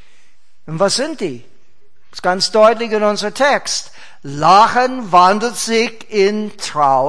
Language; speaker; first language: German; non-native, fluent; English